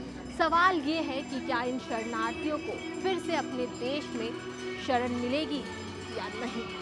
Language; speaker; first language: Hindi; native; Hindi